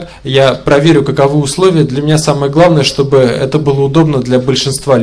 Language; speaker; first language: Russian; native; Russian